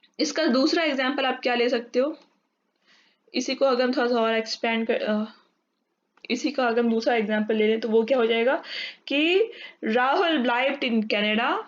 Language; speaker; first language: Hindi; native; Hindi